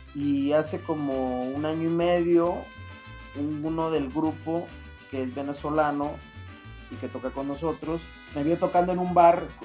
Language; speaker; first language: Spanish; native; Spanish